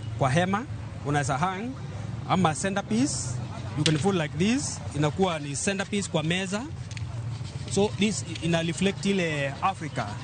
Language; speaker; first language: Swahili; non-native, local second language; Kamba